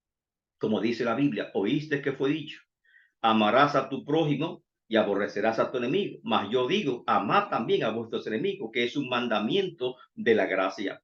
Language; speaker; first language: Spanish; native; Spanish